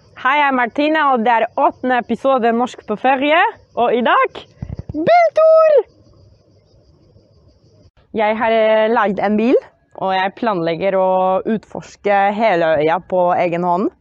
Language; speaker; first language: Norwegian; non-native, fluent; Polish